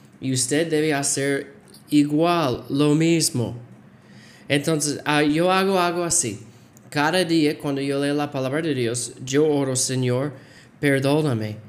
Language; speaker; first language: Spanish; non-native, fluent; English